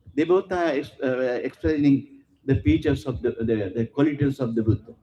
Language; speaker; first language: English; non-native, local second language; Sinhala